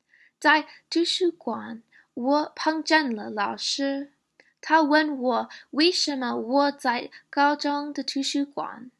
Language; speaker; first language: Chinese; non-native, learner; English